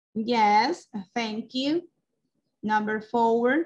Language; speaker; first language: English; non-native, local second language; Spanish